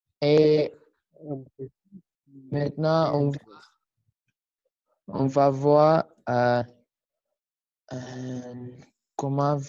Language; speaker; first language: French; non-native, learner; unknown